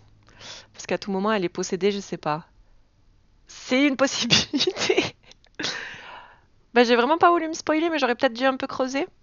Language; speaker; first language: French; native; French